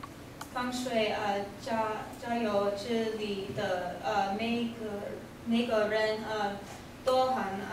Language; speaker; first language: Chinese; non-native, learner; English